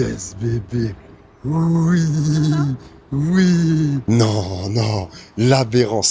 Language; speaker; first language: French; native; French